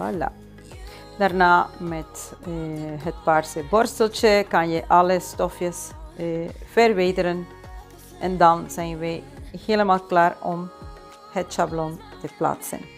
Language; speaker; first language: Dutch; non-native, fluent; Spanish